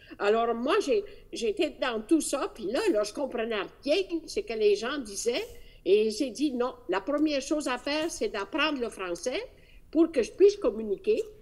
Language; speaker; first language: French; non-native, fluent; Italian